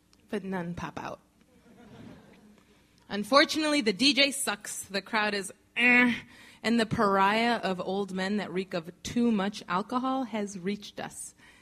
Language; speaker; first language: English; early bilingual, other home language; Spanish